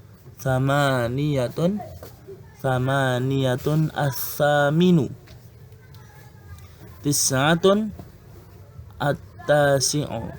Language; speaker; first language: Arabic; non-native, fluent; Indonesian